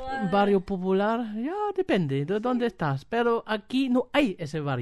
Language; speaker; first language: Spanish; non-native, fluent; German